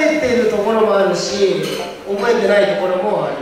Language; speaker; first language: Japanese; native; Japanese